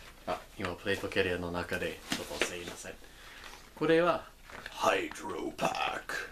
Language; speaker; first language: Japanese; non-native, learner; English